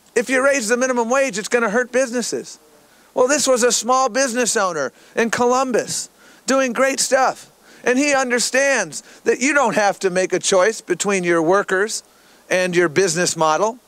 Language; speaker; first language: English; native; English